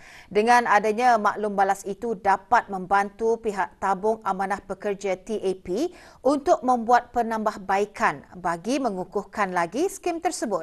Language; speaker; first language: Malay; native; Malay